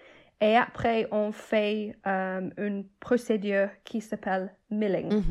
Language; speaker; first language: French; non-native, fluent; English